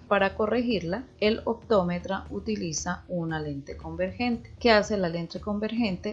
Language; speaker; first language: Spanish; native; Spanish